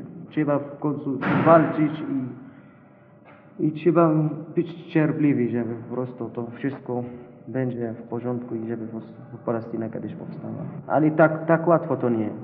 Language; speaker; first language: Polish; non-native, learner; Arabic